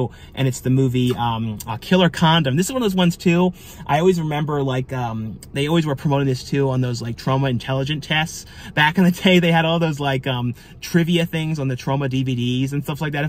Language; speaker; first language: English; native; English